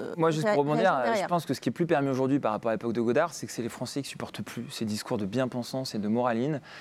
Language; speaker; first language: French; native; French